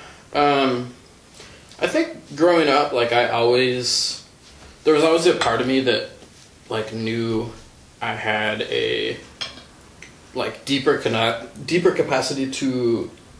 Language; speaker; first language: English; native; English